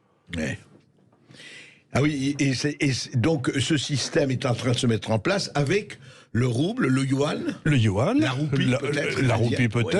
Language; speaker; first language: French; native; French